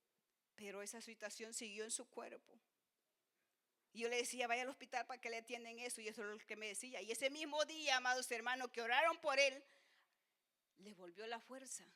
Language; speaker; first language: Spanish; native; Spanish